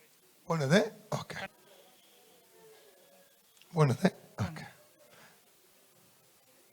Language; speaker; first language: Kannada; non-native, local second language; Tulu